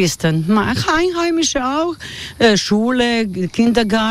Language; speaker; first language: German; non-native, learner; Croatian